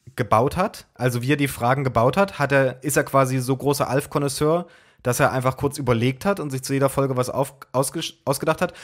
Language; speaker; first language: German; native; German